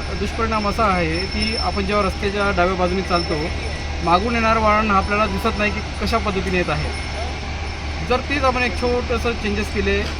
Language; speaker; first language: Marathi; native; Marathi